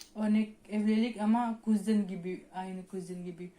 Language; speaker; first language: Turkish; non-native, learner; Indonesian